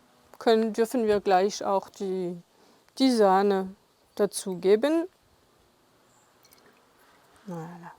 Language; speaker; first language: German; non-native, fluent; French